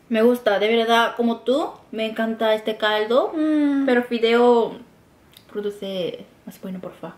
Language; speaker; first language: Spanish; non-native, learner; Korean